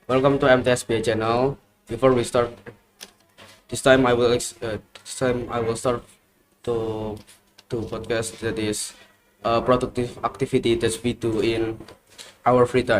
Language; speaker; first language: English; non-native, learner; Indonesian